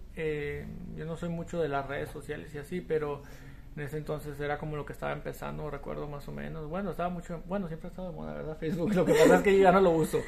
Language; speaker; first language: Spanish; early bilingual, heritage; Spanish